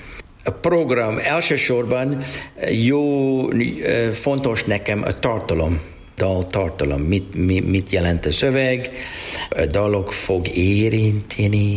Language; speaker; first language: Hungarian; non-native, learner; English